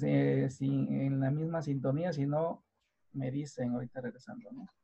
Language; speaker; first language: Spanish; native; Spanish